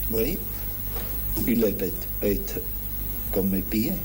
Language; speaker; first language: French; non-native, fluent; German